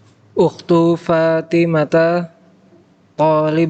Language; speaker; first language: Arabic; non-native, learner; Indonesian